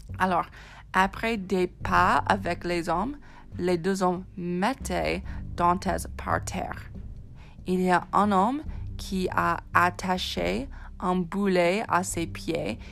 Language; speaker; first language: French; non-native, fluent; English